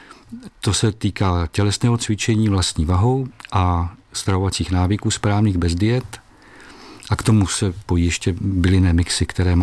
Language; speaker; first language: Czech; native; Czech